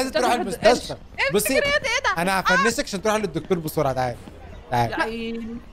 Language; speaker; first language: Arabic; native; Arabic